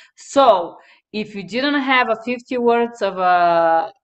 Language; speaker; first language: English; non-native, fluent; Bulgarian